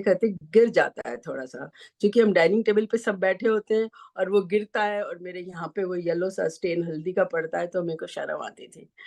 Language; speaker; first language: Hindi; native; Hindi